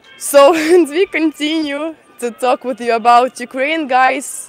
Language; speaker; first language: English; non-native, fluent; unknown